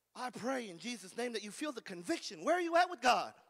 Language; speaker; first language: English; native; English